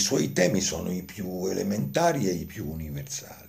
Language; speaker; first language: Italian; native; Italian